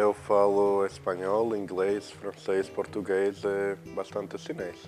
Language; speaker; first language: Portuguese; non-native, fluent; Spanish